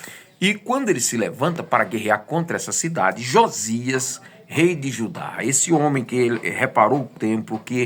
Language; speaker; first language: Portuguese; native; Portuguese